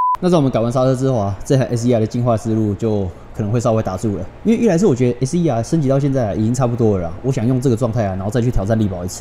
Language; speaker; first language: Chinese; native; Chinese